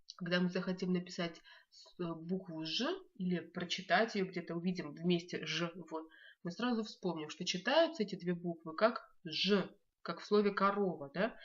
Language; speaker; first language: Russian; non-native, local second language; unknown